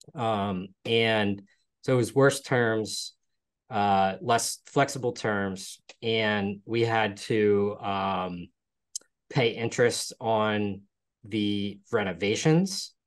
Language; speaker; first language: English; native; English